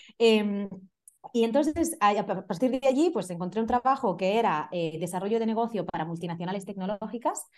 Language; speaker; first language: Spanish; non-native, fluent; Italian